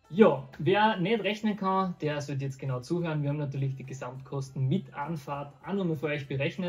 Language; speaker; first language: German; native; German